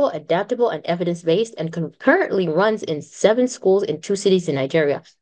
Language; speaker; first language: English; non-native, local second language; Ganda